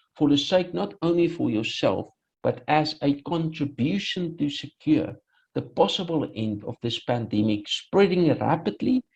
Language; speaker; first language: English; non-native, local second language; Afrikaans